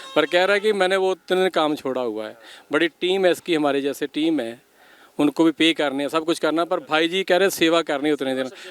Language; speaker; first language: Hindi; non-native, local second language; Punjabi